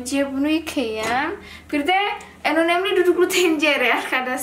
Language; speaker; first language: Turkish; non-native, learner; Indonesian